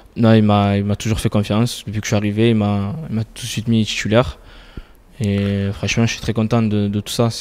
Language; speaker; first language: French; native; French